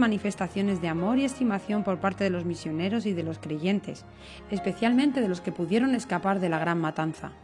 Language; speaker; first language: Spanish; native; Spanish